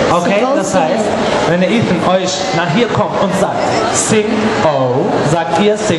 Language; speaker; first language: German; native; German